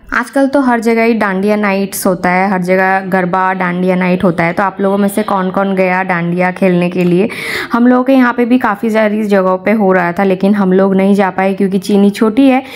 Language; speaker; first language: Hindi; non-native, local second language; Bangla